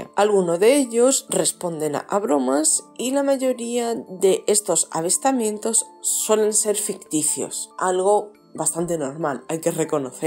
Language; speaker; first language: Spanish; native; Spanish